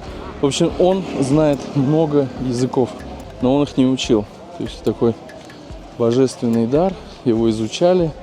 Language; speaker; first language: Russian; native; Russian